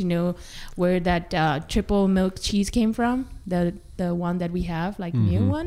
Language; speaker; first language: English; non-native, local second language; Sherpa